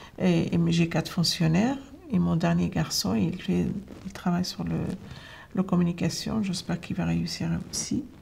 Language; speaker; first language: French; non-native, fluent; Arabic